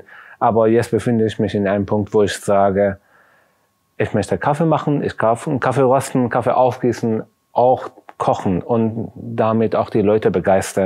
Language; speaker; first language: German; non-native, fluent; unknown